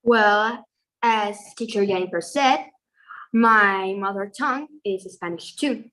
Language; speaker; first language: English; non-native, fluent; Spanish